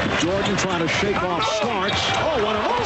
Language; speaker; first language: English; native; English